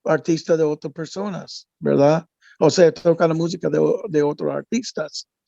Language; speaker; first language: Spanish; non-native, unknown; English